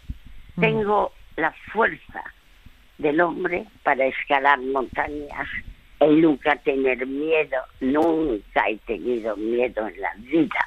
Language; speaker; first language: Spanish; early bilingual, other home language; French